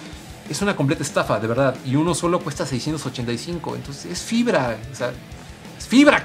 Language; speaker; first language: Spanish; native; Spanish